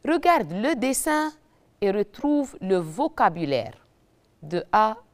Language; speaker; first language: French; non-native, learner; Arabic